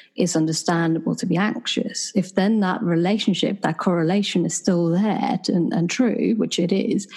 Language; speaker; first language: English; non-native, fluent; Swedish